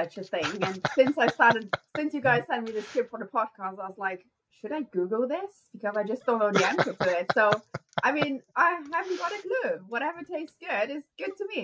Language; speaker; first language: English; non-native, fluent; Portuguese